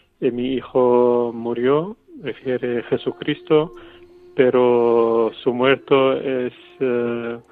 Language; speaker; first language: Spanish; non-native, fluent; Arabic